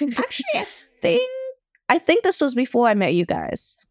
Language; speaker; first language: English; native; English